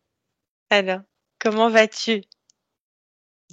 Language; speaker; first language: French; native; French